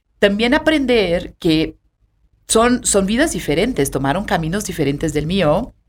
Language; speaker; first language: Spanish; non-native, fluent; Portuguese